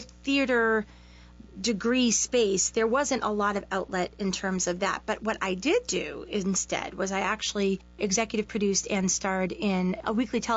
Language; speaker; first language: English; native; English